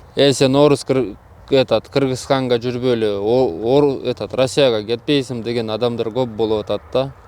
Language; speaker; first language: Kyrgyz; early bilingual, other home language; Russian